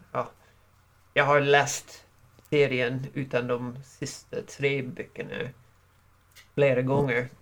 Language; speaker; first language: Swedish; non-native, learner; English